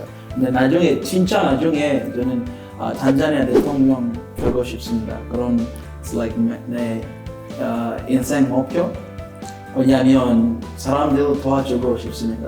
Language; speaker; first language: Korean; non-native, fluent; Swahili